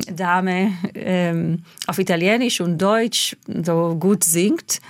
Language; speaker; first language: German; non-native, fluent; Hebrew